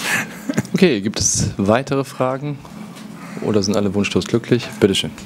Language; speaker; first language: German; native; German